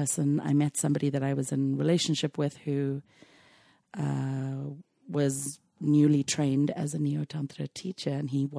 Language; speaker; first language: English; native; English